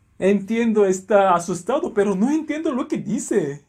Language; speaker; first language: Spanish; non-native, learner; Korean